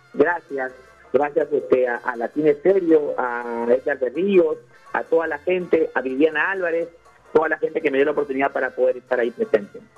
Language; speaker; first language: Spanish; native; Spanish